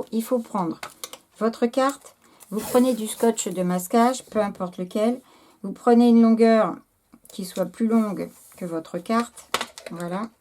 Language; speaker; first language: French; native; French